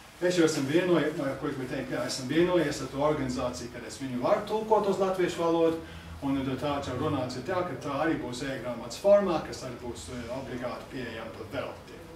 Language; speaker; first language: Latvian; early bilingual, heritage; English